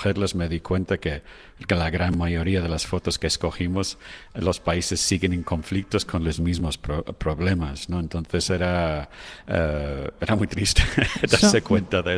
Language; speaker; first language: Spanish; non-native, fluent; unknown